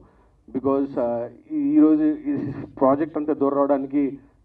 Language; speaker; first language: Telugu; native; Telugu